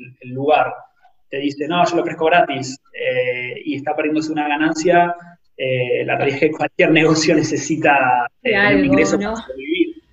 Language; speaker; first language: Spanish; native; Spanish